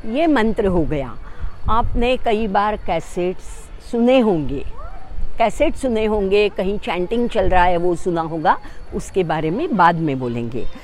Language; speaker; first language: Hindi; non-native, local second language; Marathi